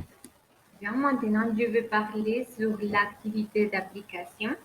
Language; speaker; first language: French; non-native, learner; Spanish